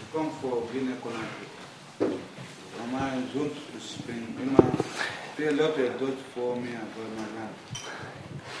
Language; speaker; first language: German; non-native, learner; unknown